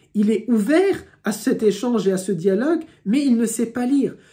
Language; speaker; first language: French; native; French